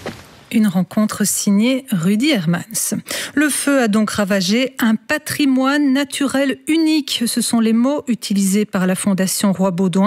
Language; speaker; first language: French; native; French